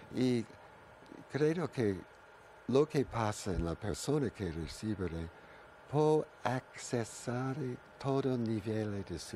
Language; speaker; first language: Spanish; non-native, learner; English